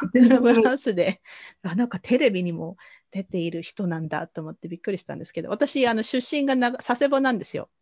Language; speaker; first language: Japanese; native; Japanese